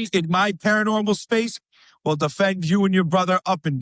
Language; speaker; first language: English; native; English